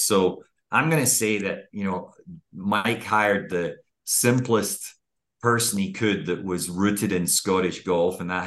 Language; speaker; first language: English; native; English